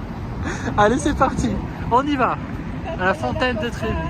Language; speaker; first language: French; native; French